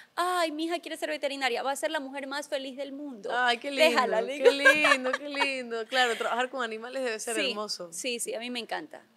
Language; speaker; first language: Spanish; native; Spanish